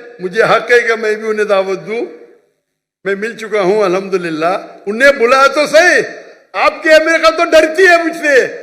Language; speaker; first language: Urdu; non-native, local second language; Konkani